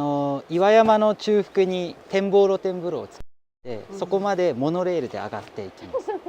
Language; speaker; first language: Japanese; native; Japanese